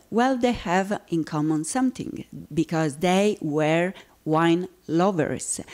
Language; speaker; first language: English; non-native, fluent; Italian